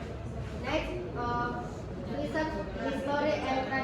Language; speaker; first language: English; non-native, learner; Indonesian